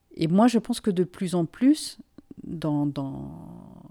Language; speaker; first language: French; non-native, local second language; Finnish